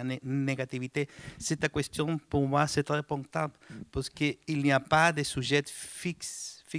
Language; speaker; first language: French; non-native, learner; Spanish